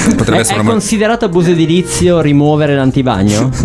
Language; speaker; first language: Italian; native; Italian